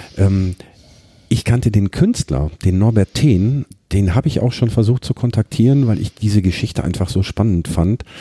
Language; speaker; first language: German; native; German